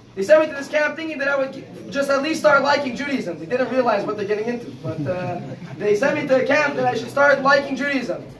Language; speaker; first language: English; native; English